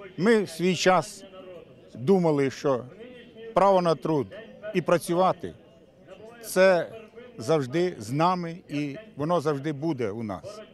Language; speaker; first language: Ukrainian; native; Ukrainian